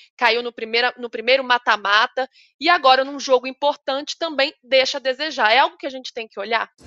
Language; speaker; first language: Portuguese; native; Portuguese